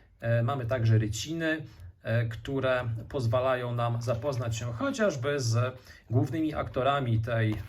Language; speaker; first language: Polish; native; Polish